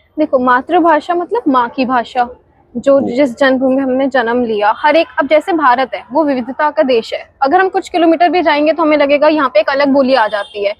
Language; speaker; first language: Hindi; native; Hindi